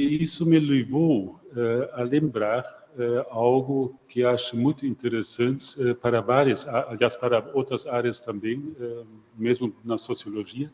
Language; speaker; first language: Portuguese; non-native, fluent; German